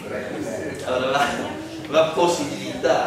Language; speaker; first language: Italian; non-native, learner; Spanish